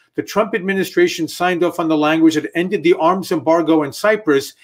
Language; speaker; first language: English; native; English